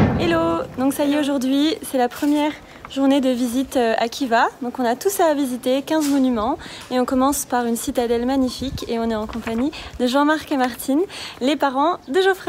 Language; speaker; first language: French; native; French